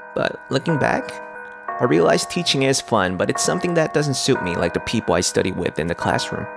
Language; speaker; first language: English; non-native, fluent; Korean